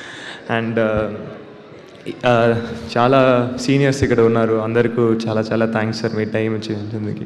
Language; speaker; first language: Telugu; non-native, learner; Tamil